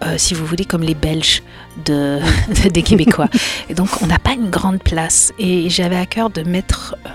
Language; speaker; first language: French; native; French